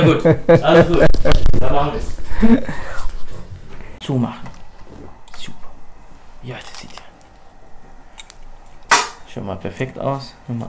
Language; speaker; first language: German; native; German